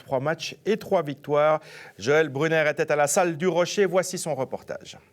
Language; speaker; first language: French; native; French